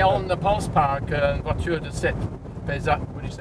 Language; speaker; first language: French; non-native, learner; English